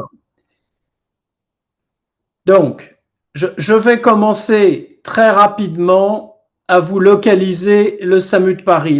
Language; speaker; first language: French; native; French